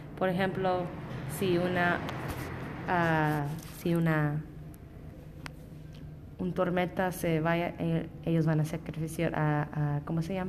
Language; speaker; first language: Spanish; non-native, learner; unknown